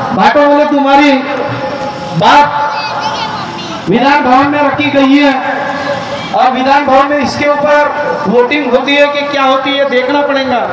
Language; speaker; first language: Hindi; non-native, local second language; Marathi